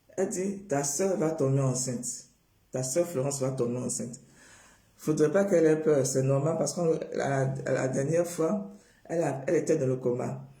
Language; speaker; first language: French; non-native, local second language; Baoulé